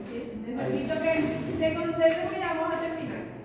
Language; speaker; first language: Spanish; native; Spanish